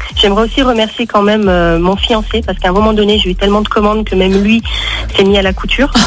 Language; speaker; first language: French; native; French